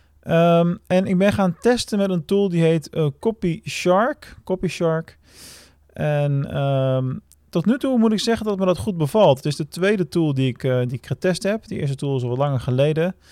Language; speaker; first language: Dutch; native; Dutch